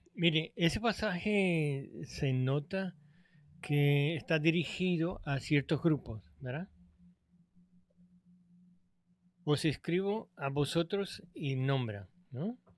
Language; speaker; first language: Spanish; non-native, fluent; English